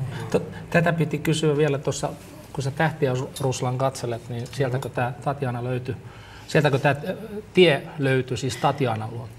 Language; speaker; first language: Finnish; native; Finnish